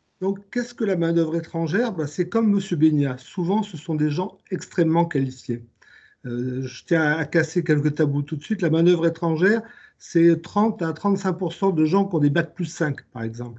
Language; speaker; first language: French; native; French